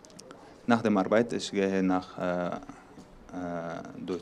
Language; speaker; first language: German; non-native, learner; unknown